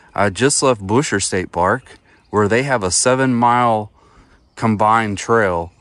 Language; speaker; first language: English; native; English